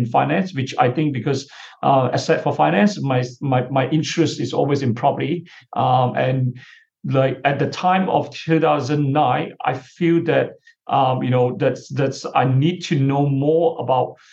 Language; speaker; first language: English; non-native, local second language; Chinese